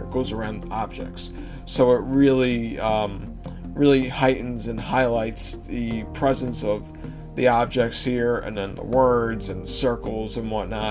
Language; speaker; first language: English; native; English